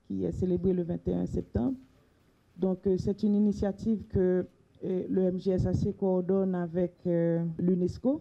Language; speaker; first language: French; non-native, local second language; Haitian Creole